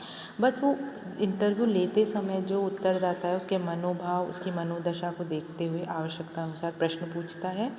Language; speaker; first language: Hindi; native; Hindi